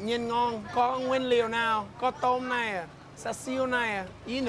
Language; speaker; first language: Vietnamese; early bilingual, heritage; English